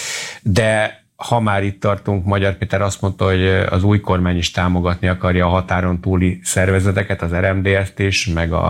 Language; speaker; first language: Hungarian; native; Hungarian